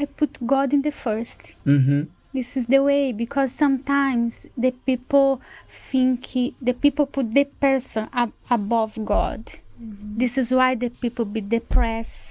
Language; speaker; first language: English; non-native, learner; Portuguese